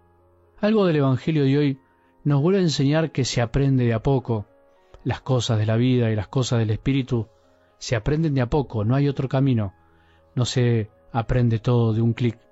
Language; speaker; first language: Spanish; native; Spanish